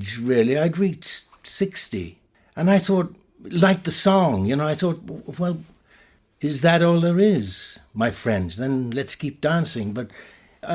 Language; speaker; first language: English; native; English